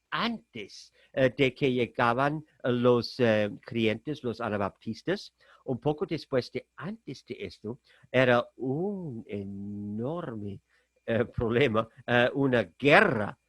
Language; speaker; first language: Spanish; non-native, fluent; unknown